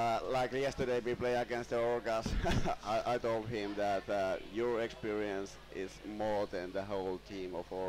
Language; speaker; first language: English; non-native, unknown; Finnish